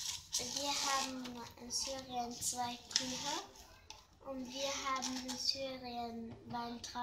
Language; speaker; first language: German; non-native, learner; Arabic